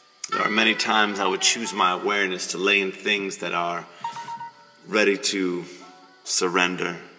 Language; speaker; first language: English; native; English